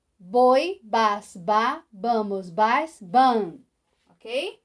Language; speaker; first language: Spanish; non-native, fluent; Portuguese